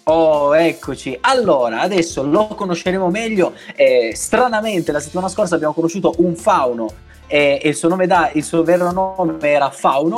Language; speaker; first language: Italian; native; Italian